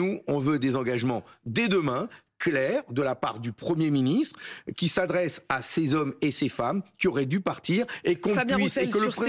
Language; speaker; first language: French; native; French